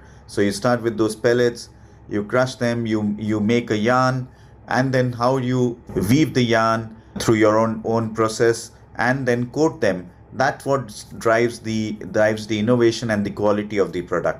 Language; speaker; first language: English; non-native, local second language; Hindi